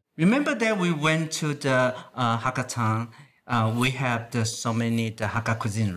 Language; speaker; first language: English; non-native, fluent; Chinese